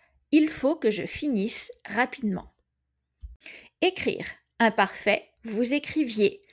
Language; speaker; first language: French; native; French